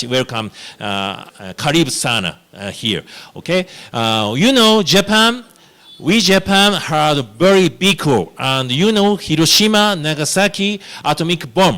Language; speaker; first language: English; non-native, learner; Japanese